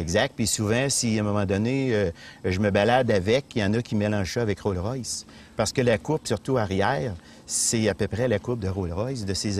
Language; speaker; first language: French; native; French